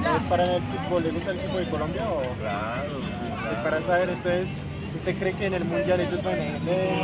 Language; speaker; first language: Spanish; non-native, fluent; French